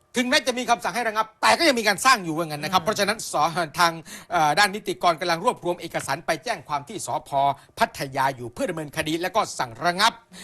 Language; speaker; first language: Thai; native; Thai